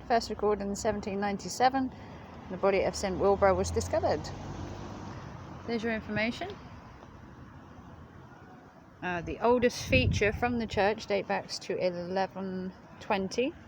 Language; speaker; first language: English; native; English